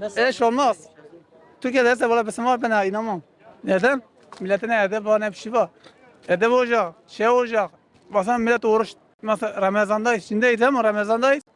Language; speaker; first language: Turkish; non-native, local second language; Kurdish